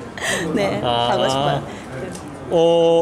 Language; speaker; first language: Korean; non-native, fluent; Japanese